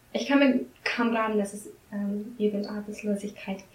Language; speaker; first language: German; non-native, learner; English